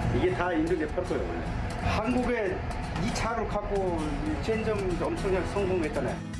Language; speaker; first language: Korean; non-native, fluent; Nepali